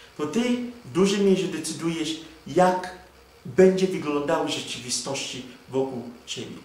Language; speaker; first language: Polish; non-native, fluent; Igbo